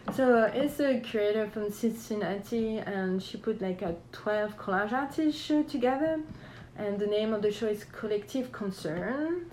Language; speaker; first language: English; non-native, fluent; French